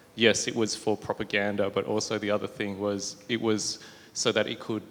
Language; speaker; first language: English; native; English